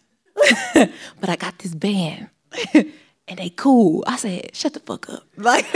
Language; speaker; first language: English; native; English